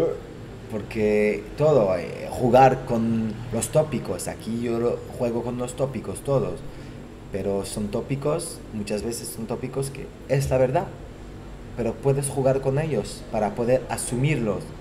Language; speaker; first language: Spanish; non-native, fluent; Portuguese